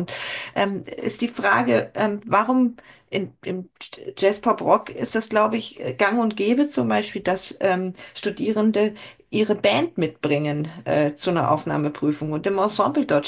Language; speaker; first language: German; native; German